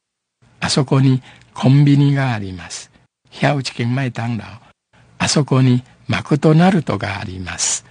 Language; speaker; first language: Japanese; non-native, fluent; Min Nan Chinese